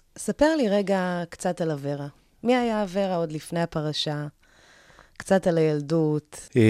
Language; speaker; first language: Hebrew; early bilingual, other home language; Amharic